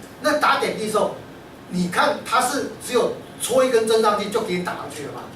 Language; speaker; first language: Chinese; native; Chinese